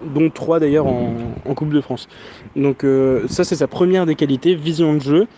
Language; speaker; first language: French; native; French